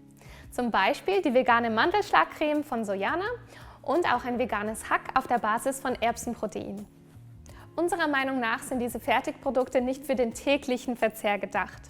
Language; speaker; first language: German; native; German